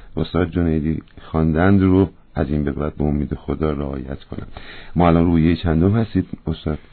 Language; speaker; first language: Persian; native; Persian